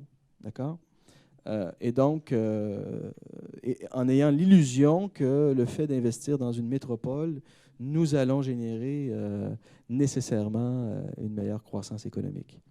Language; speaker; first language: French; native; French